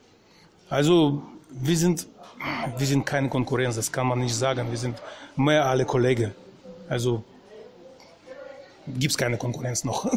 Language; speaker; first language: German; non-native, fluent; Russian